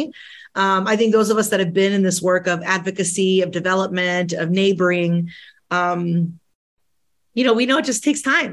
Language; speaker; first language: English; early bilingual, other home language; Spanish